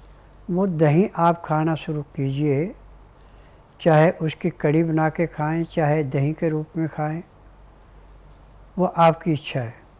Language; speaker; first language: Hindi; native; Hindi